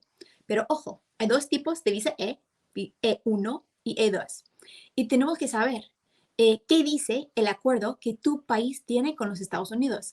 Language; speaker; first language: Spanish; non-native, fluent; English